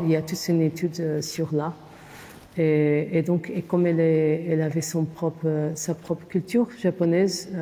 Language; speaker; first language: French; non-native, fluent; Portuguese